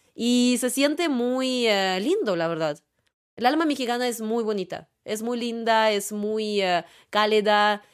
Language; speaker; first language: Spanish; non-native, fluent; Russian